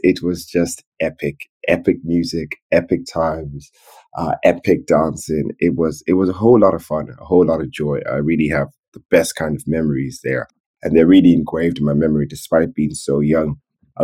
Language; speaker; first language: English; early bilingual, other home language; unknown